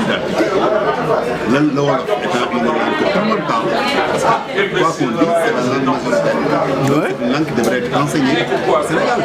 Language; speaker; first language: French; non-native, local second language; Wolof